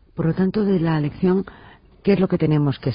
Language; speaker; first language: Spanish; native; Spanish